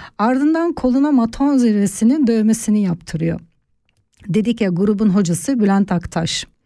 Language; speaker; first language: Turkish; native; Turkish